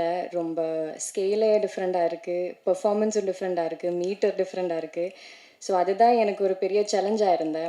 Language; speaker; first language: Tamil; non-native, learner; Malayalam